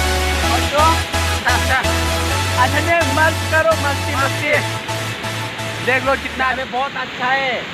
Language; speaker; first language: Hindi; non-native, local second language; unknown